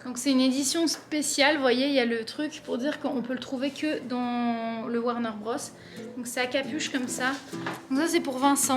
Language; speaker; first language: French; native; French